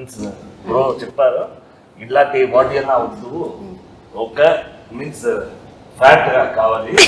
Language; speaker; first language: Telugu; non-native, learner; Tamil